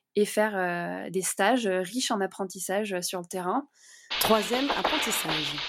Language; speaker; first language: French; native; French